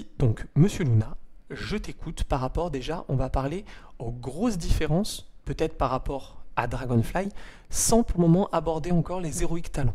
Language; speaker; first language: French; native; French